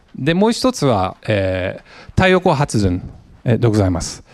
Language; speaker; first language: Japanese; non-native, fluent; English